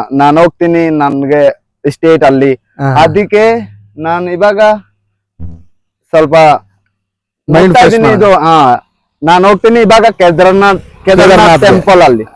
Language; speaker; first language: Kannada; non-native, learner; Bangla